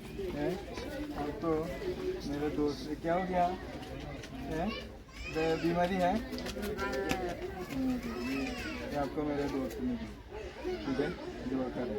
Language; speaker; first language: Hindi; non-native, local second language; Malayalam